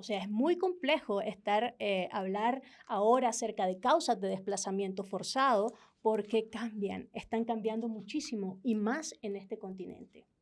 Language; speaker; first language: Spanish; native; Spanish